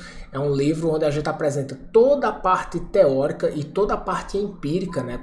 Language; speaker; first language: Portuguese; native; Portuguese